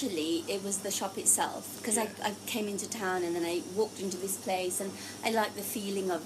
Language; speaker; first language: English; non-native, local second language; Gujarati